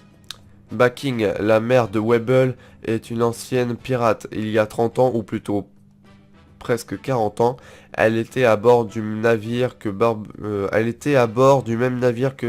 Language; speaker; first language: French; native; French